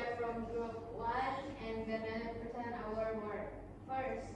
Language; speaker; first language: English; non-native, learner; Indonesian